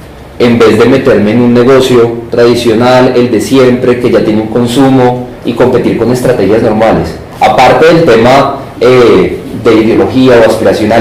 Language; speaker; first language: Spanish; native; Spanish